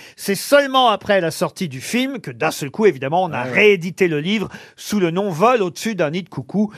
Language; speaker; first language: French; native; French